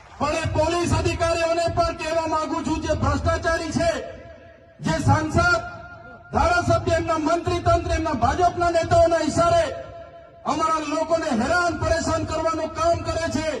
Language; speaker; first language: Gujarati; non-native, local second language; Vasavi